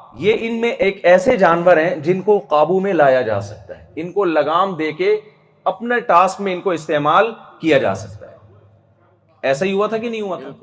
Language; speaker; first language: Urdu; native; Urdu